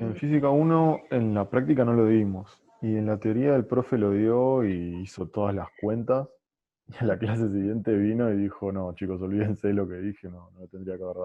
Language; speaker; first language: Spanish; native; Spanish